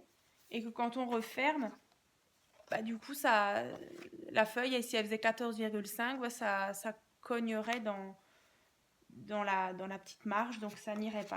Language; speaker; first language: French; native; French